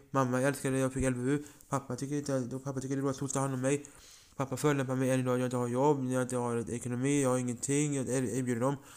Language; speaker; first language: Swedish; early bilingual, other home language; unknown